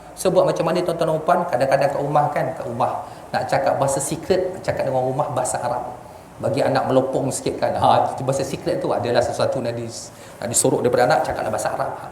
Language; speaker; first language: Malay; non-native, local second language; Javanese